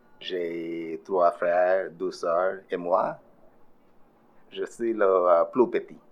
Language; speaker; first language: French; non-native, learner; Bangla